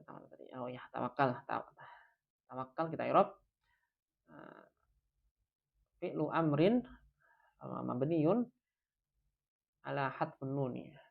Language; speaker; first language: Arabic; non-native, fluent; Indonesian